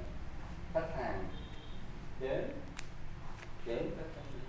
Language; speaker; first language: Vietnamese; non-native, learner; Korean